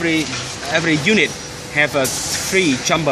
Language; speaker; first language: English; non-native, learner; Vietnamese